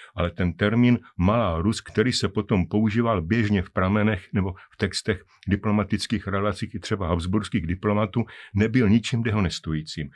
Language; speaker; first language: Czech; native; Czech